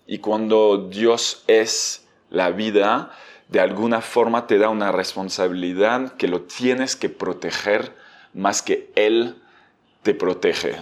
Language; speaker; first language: Spanish; non-native, fluent; French